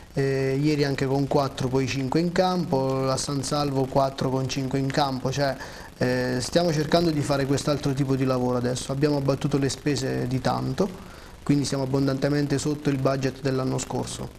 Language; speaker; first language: Italian; native; Italian